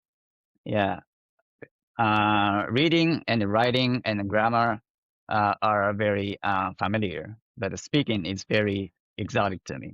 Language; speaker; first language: English; non-native, fluent; Japanese